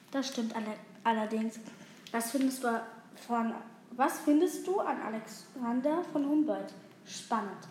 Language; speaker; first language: German; native; German